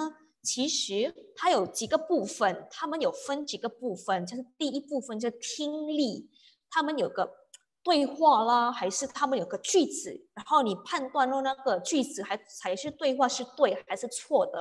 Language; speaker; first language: Chinese; non-native, fluent; Indonesian